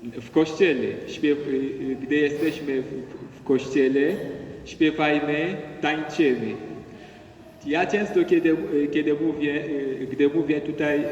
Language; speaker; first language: Polish; non-native, learner; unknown